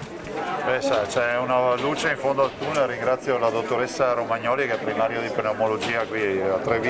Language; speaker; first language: Italian; native; Italian